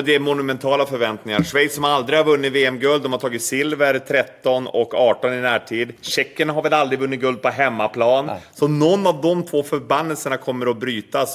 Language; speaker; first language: Swedish; native; Swedish